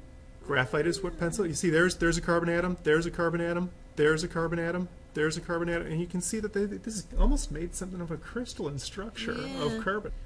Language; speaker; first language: English; native; English